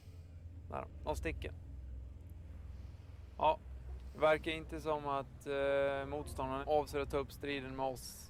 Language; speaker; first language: Swedish; native; Swedish